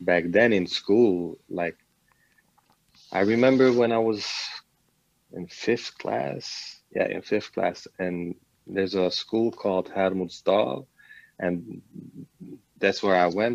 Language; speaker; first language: English; non-native, fluent; Swedish